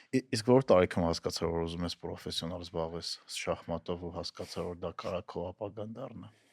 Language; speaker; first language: Armenian; native; Armenian